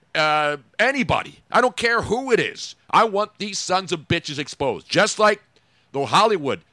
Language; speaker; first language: English; early bilingual, other home language; Italian